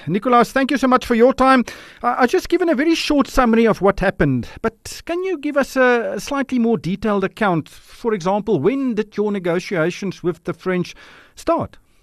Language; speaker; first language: English; non-native, local second language; Afrikaans